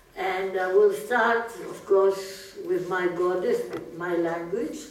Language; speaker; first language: English; non-native, fluent; Greek